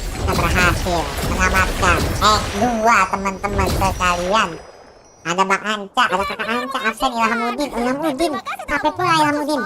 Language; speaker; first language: Indonesian; native; Indonesian